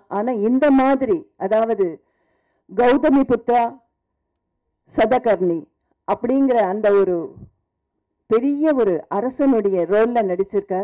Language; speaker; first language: Tamil; native; Tamil